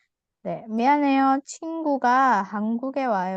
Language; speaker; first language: Korean; non-native, fluent; Indonesian